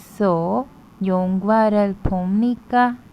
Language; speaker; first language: Korean; non-native, fluent; Hindi